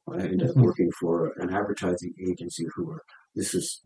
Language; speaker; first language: English; native; English